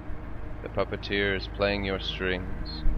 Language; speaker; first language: English; native; English